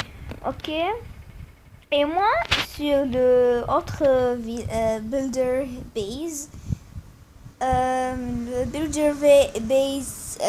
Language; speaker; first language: French; non-native, learner; Arabic